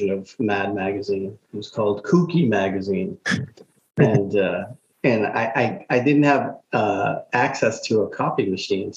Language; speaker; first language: English; native; English